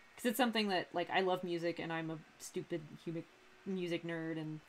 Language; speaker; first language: English; native; English